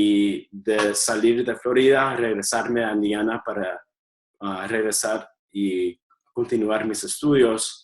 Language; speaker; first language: Spanish; early bilingual, heritage; Spanish